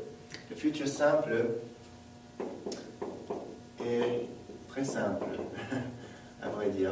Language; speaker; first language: French; non-native, fluent; English